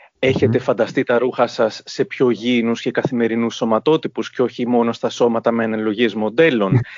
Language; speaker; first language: Greek; native; Greek